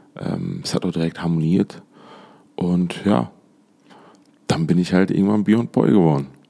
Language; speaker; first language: German; native; German